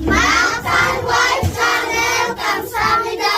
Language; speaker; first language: Korean; non-native, learner; Cebuano